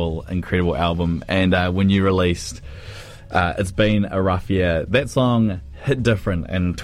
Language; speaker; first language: English; native; English